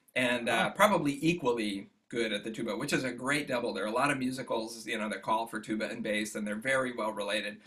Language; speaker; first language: English; native; English